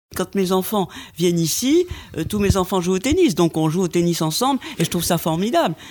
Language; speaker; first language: French; native; French